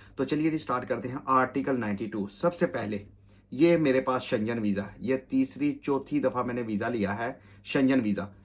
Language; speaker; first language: Urdu; non-native, local second language; Punjabi